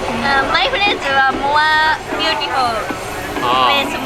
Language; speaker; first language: English; non-native, learner; Japanese